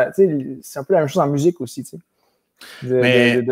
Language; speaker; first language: French; native; French